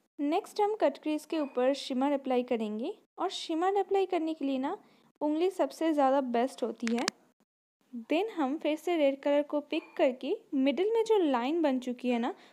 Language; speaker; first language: Hindi; non-native, local second language; Bangla